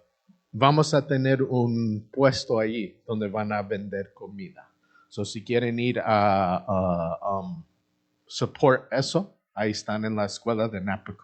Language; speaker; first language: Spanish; early bilingual, heritage; Spanish